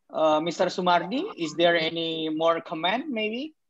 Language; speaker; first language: English; non-native, fluent; Indonesian